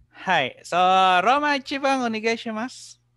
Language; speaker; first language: Japanese; non-native, fluent; Filipino